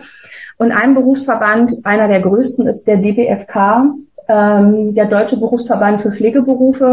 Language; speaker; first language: German; native; German